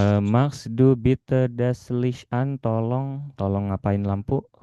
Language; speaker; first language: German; non-native, fluent; Indonesian